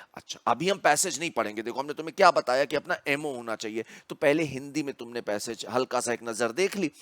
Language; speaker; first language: Hindi; native; Hindi